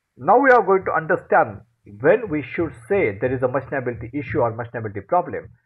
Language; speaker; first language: English; non-native, local second language; Marathi